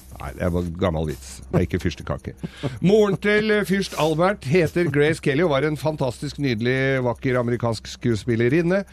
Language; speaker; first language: Norwegian; native; Norwegian